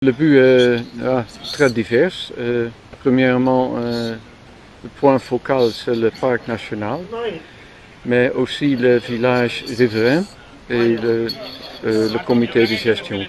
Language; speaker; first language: French; non-native, learner; Dutch